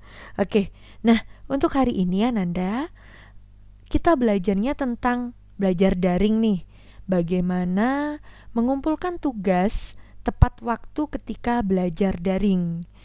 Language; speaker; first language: Indonesian; native; Indonesian